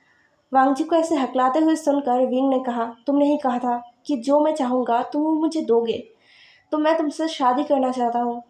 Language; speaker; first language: Hindi; non-native, local second language; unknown